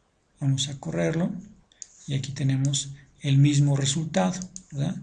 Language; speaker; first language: Spanish; native; Spanish